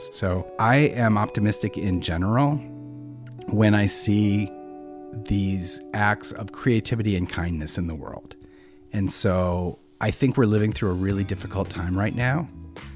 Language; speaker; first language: English; native; English